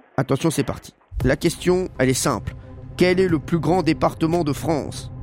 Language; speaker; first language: French; native; French